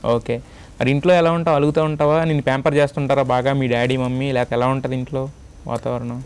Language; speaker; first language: Telugu; native; Telugu